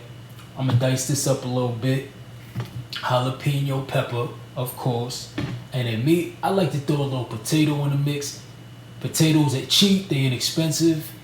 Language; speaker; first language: English; native; English